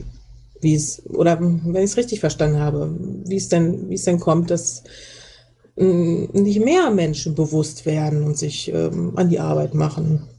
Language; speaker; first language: German; native; German